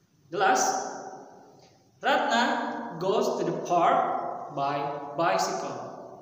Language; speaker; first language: English; non-native, fluent; Indonesian